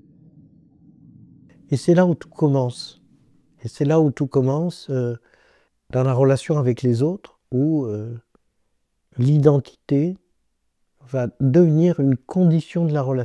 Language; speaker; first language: French; native; French